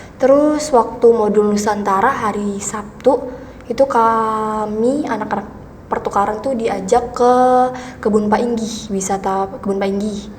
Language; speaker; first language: Indonesian; native; Indonesian